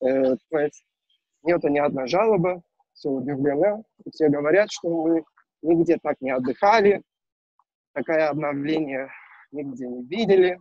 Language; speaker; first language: Russian; non-native, learner; Turkish